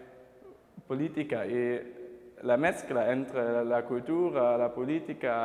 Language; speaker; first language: Spanish; non-native, fluent; German